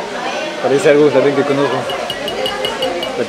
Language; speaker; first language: Spanish; non-native, fluent; French